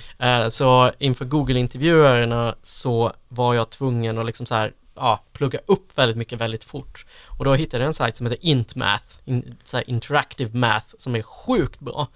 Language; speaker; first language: Swedish; native; Swedish